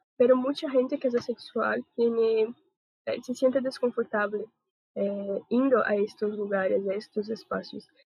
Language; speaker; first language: Spanish; non-native, learner; Portuguese